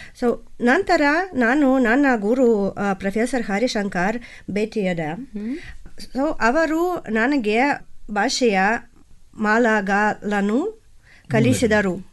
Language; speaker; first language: Kannada; non-native, learner; Russian